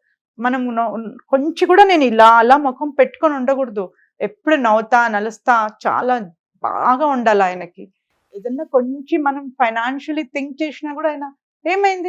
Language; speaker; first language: Telugu; native; Telugu